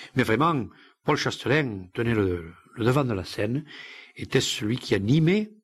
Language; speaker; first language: French; native; French